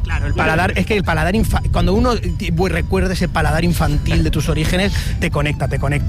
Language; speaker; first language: Spanish; native; Spanish